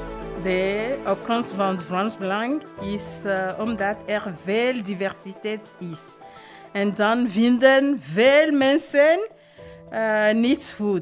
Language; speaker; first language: Dutch; non-native, learner; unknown